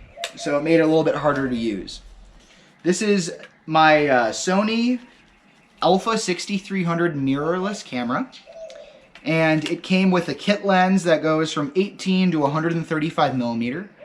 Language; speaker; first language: English; native; English